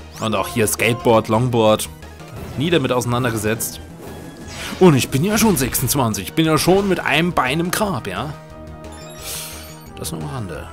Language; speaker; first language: German; native; German